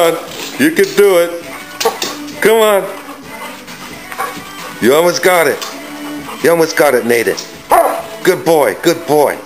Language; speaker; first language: English; native; English